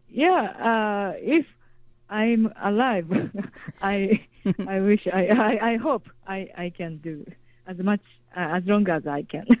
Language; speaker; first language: English; non-native, fluent; Japanese